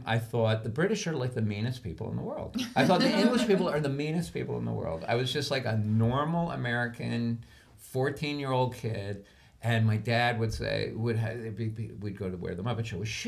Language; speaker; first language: English; native; English